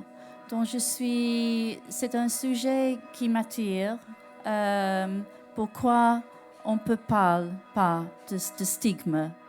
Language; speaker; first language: French; non-native, learner; English